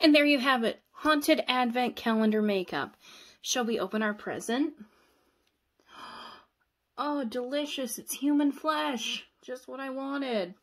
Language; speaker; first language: English; native; English